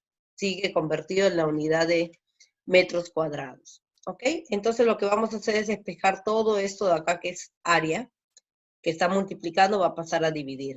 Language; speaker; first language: Spanish; native; Spanish